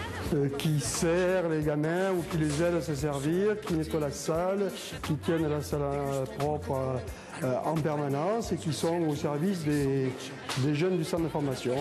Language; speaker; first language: French; native; French